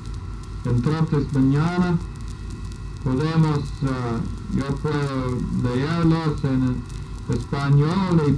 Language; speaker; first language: Spanish; non-native, learner; English